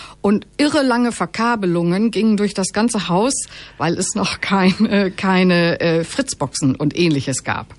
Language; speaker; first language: German; native; German